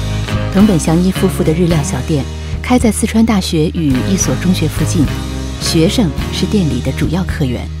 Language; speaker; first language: Chinese; native; Chinese